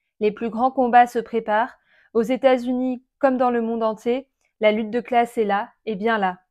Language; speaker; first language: French; native; French